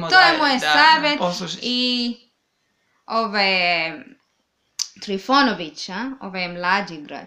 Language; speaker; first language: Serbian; non-native, learner; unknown